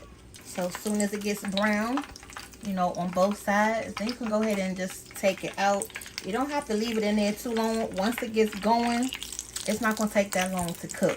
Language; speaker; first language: English; native; English